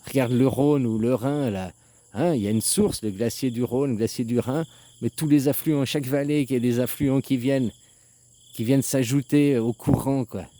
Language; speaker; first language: French; native; French